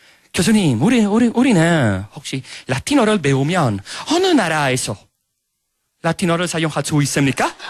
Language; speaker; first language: Korean; non-native, fluent; Italian